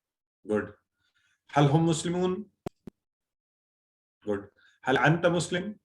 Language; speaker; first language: Arabic; non-native, fluent; Urdu